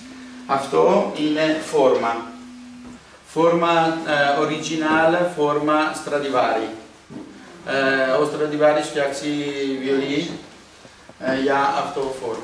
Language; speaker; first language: Greek; non-native, learner; Italian